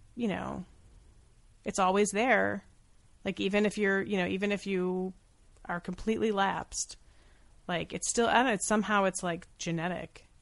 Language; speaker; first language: English; native; English